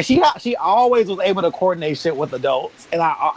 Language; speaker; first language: English; native; English